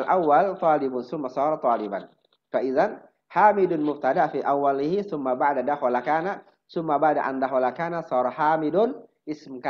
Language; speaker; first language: Arabic; non-native, fluent; Indonesian